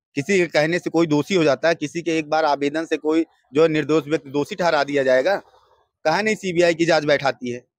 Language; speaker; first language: Hindi; native; Hindi